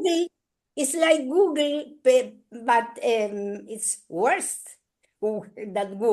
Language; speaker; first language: English; non-native, learner; Spanish